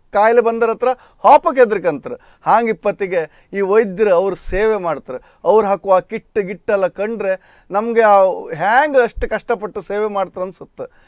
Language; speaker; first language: Kannada; native; Kannada